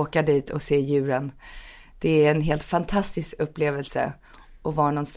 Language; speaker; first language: Swedish; early bilingual, heritage; Swedish